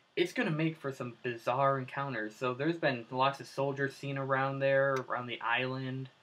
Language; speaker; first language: English; native; English